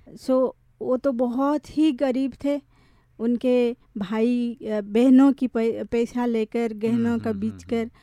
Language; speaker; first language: Hindi; non-native, local second language; Odia